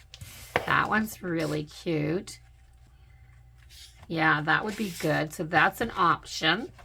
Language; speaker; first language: English; native; English